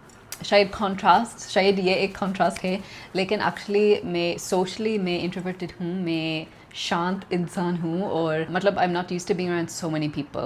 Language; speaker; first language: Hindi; non-native, learner; English